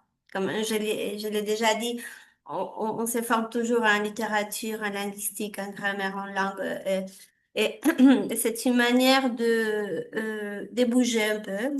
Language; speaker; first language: French; non-native, fluent; Spanish